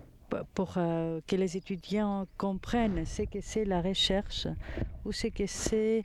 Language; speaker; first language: French; non-native, fluent; Greek